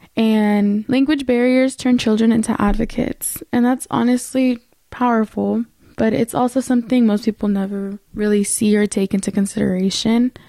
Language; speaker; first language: English; early bilingual, other home language; Spanish